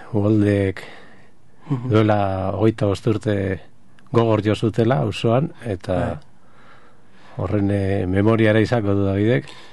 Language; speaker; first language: Basque; native; Basque